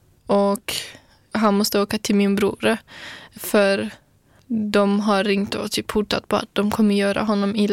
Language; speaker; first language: Swedish; non-native, fluent; Kurdish